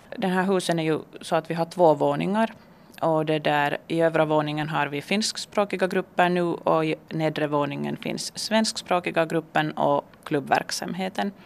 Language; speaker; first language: Swedish; non-native, local second language; Finnish